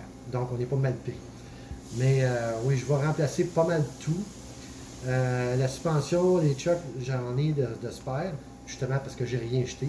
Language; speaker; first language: French; native; French